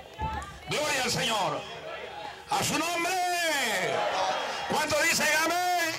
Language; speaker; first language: Spanish; native; Spanish